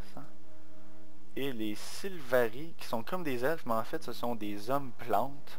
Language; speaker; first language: French; native; French